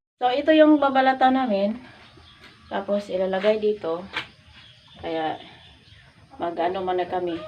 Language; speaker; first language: Filipino; non-native, local second language; Cebuano